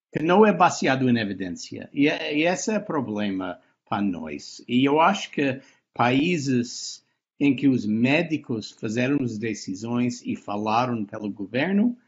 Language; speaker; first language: Portuguese; non-native, fluent; English